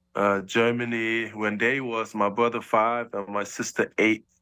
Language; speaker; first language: English; early bilingual, other home language; German